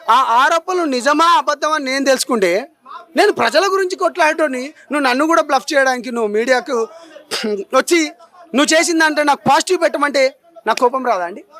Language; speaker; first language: Telugu; non-native, local second language; Lambadi